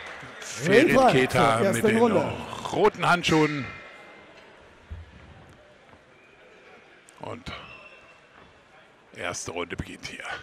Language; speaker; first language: German; native; German